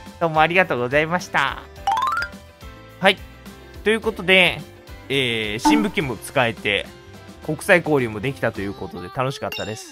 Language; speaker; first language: Japanese; native; Japanese